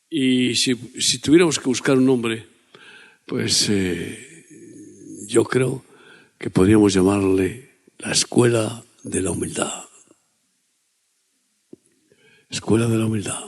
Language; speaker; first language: Spanish; native; Spanish